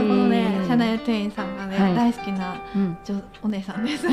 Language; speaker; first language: Japanese; native; Japanese